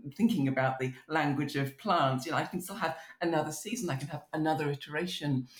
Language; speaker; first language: English; native; English